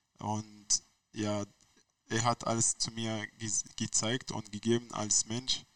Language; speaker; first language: German; non-native, learner; Arabic